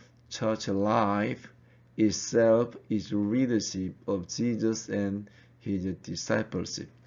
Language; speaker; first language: English; non-native, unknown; Korean